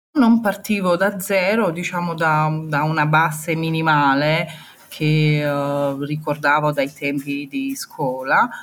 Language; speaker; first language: Italian; non-native, fluent; Romanian